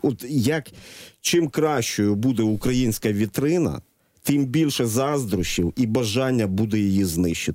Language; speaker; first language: Ukrainian; native; Ukrainian